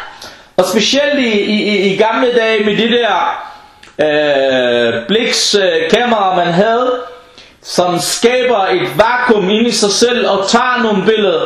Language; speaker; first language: Danish; non-native, fluent; Arabic